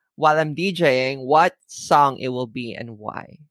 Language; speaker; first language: English; non-native, local second language; Filipino